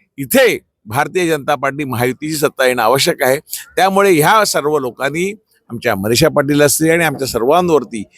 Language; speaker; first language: Marathi; native; Marathi